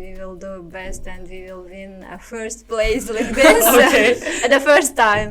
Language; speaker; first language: English; non-native, learner; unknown